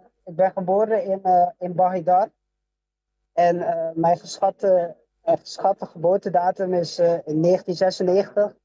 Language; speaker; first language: Dutch; early bilingual, other home language; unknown